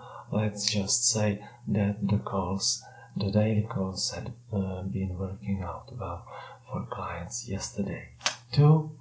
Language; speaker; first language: English; non-native, fluent; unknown